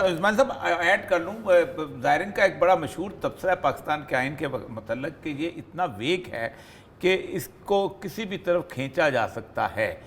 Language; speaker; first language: Urdu; non-native, local second language; Punjabi